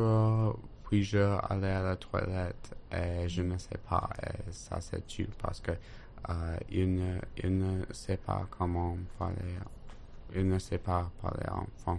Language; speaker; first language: French; non-native, learner; English